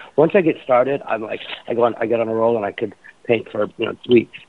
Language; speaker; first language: English; native; English